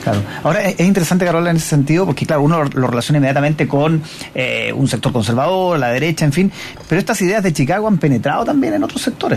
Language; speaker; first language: Spanish; native; Spanish